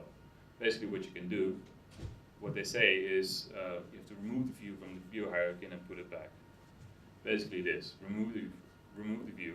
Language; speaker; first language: English; non-native, fluent; Dutch